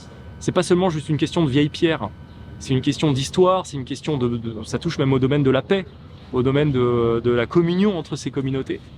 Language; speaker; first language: French; native; French